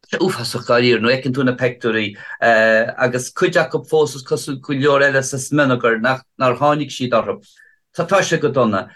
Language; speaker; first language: Irish; native; Irish